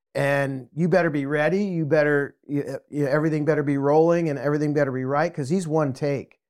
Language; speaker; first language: English; native; English